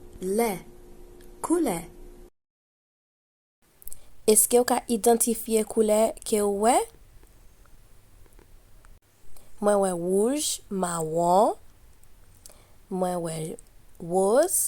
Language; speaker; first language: Haitian Creole; early bilingual, heritage; Haitian Creole